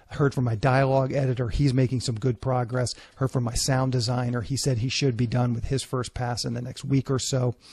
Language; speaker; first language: English; native; English